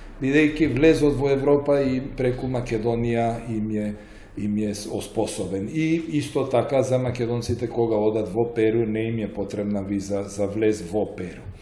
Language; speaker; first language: Macedonian; native; Macedonian